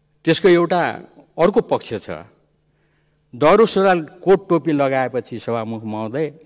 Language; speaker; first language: Nepali; non-native, local second language; Limbu